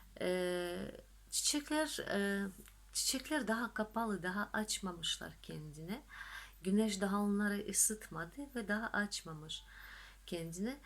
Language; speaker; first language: Turkish; non-native, fluent; Russian